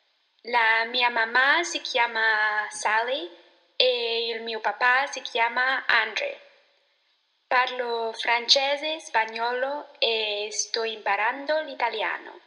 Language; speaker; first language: Italian; non-native, learner; English